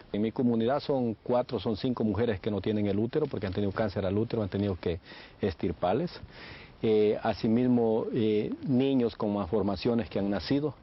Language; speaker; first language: Spanish; native; Spanish